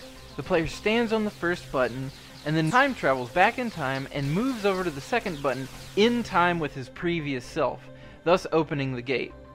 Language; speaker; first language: English; native; English